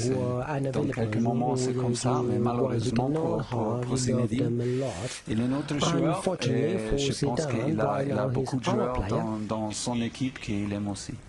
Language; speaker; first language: French; non-native, fluent; German